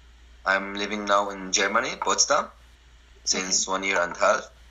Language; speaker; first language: English; non-native, learner; Arabic